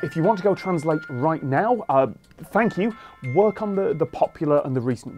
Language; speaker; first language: English; native; English